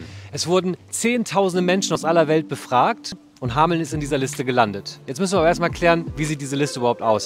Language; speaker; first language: German; native; German